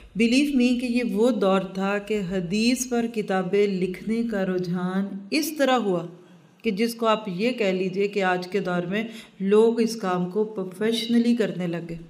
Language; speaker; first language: Urdu; early bilingual, heritage; Urdu